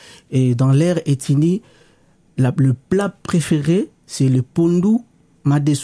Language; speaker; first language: French; non-native, local second language; Lingala